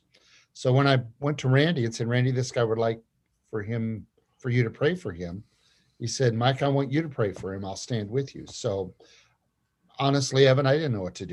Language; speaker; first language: English; native; English